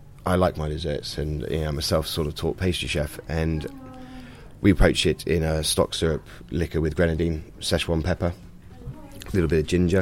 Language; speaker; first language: English; native; English